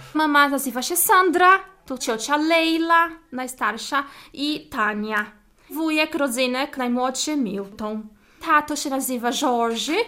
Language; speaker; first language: Polish; non-native, fluent; Portuguese